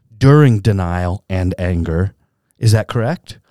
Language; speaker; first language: English; native; English